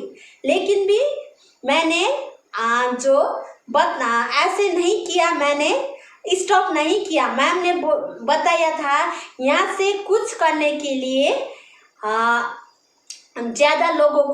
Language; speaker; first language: Hindi; non-native, local second language; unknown